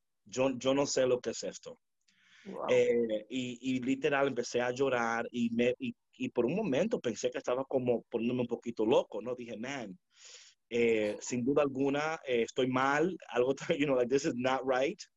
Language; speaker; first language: Spanish; early bilingual, heritage; Spanish